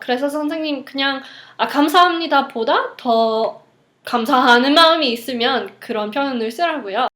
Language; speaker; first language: Korean; non-native, fluent; English